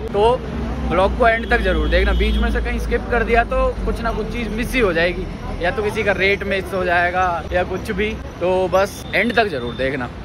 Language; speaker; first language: Hindi; native; Hindi